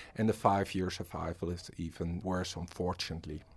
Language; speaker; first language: English; non-native, fluent; Dutch